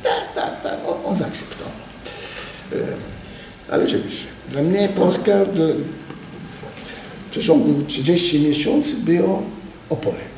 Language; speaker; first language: Polish; non-native, learner; Italian